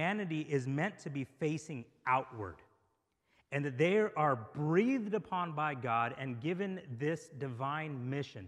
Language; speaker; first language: English; native; English